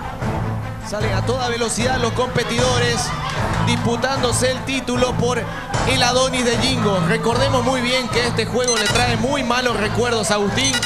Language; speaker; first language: Spanish; native; Spanish